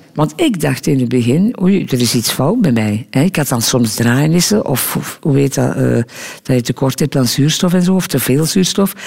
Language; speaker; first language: Dutch; native; Dutch